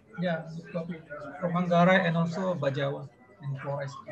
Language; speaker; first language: English; non-native, learner; Indonesian